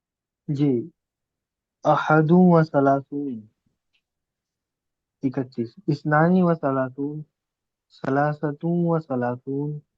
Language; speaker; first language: Arabic; non-native, learner; Urdu